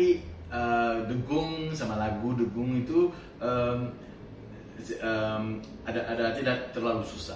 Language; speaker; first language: Indonesian; non-native, fluent; French